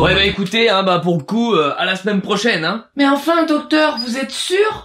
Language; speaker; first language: French; native; French